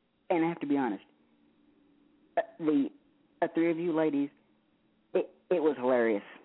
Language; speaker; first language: English; native; English